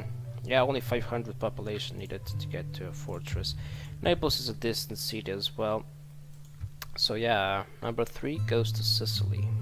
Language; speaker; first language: English; non-native, fluent; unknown